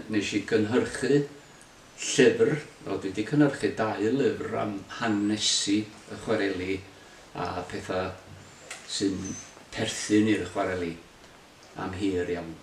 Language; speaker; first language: Welsh; native; Welsh